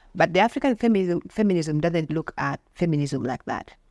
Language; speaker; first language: English; non-native, local second language; Luo (Kenya and Tanzania)